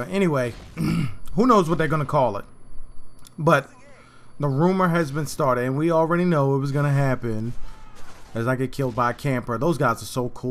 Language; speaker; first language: English; native; English